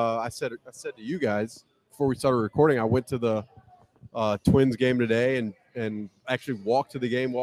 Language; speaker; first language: English; native; English